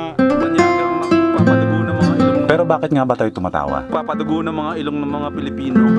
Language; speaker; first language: Filipino; native; Filipino